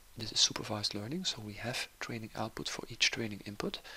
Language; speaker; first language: English; non-native, fluent; Dutch